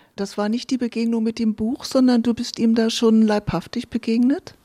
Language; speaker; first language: German; native; German